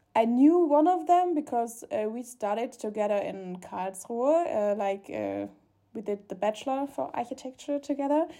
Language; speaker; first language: English; non-native, learner; German